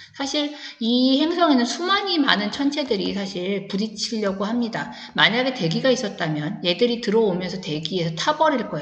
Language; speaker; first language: Korean; native; Korean